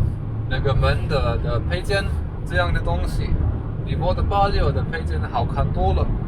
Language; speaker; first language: Chinese; non-native, learner; German